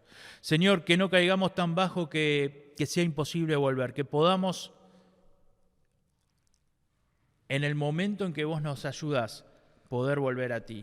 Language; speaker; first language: Spanish; native; Spanish